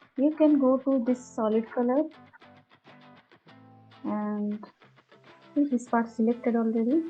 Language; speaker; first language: English; non-native, local second language; Hindi